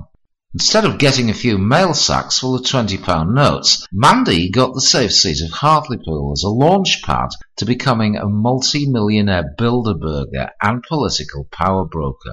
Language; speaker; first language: English; native; English